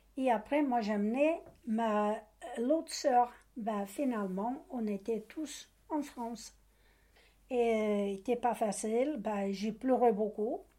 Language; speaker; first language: French; non-native, learner; Portuguese